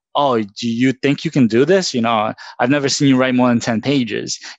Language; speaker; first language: English; native; English